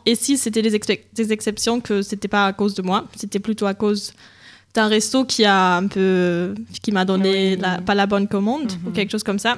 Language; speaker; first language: French; non-native, fluent; German